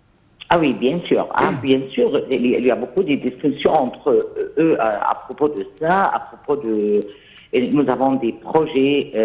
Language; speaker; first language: French; non-native, fluent; Arabic